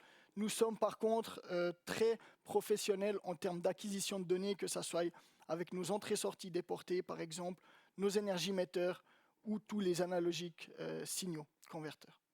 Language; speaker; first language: French; native; French